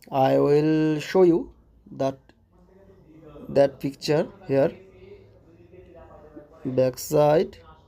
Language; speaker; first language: English; non-native, local second language; Bangla